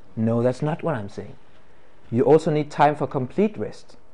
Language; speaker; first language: English; non-native, fluent; Danish